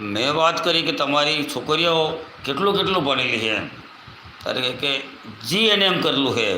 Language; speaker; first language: Hindi; non-native, local second language; Bhili